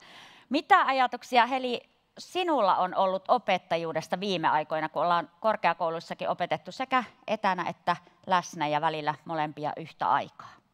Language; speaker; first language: Finnish; native; Finnish